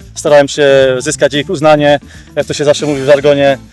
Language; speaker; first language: Polish; native; Polish